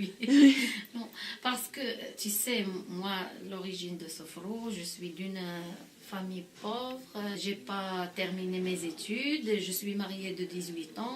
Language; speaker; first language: French; non-native, local second language; Arabic